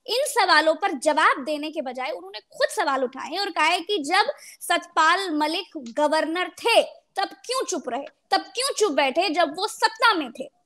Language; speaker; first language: Hindi; native; Hindi